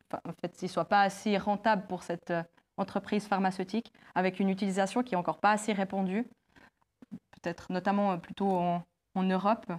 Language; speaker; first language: French; native; French